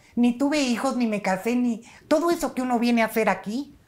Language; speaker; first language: Spanish; native; Spanish